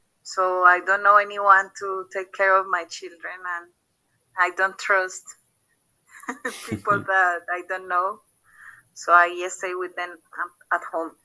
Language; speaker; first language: English; non-native, learner; Spanish